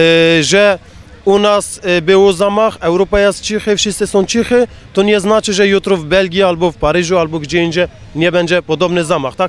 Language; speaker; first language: Polish; non-native, fluent; Kurdish